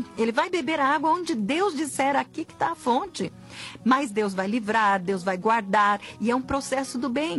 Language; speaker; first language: Portuguese; native; Portuguese